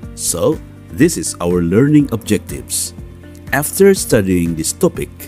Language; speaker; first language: English; non-native, fluent; Indonesian